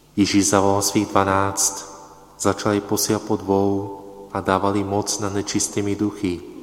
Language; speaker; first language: Czech; non-native, fluent; Polish